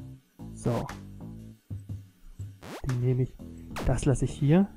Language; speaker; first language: German; native; German